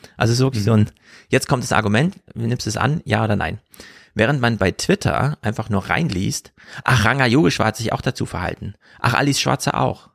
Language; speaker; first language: German; native; German